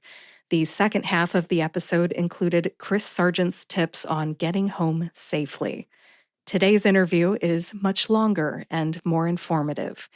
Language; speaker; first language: English; native; English